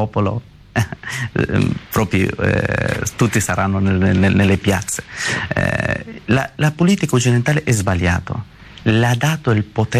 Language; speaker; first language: Italian; non-native, learner; Persian